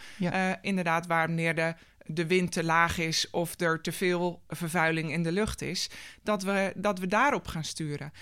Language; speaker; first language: Dutch; native; Dutch